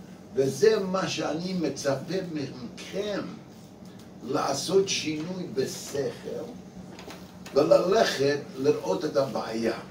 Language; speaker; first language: Hebrew; non-native, fluent; English